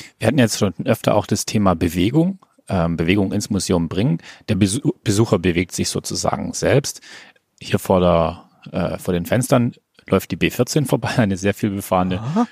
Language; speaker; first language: German; native; German